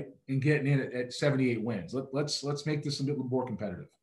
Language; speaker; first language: English; native; English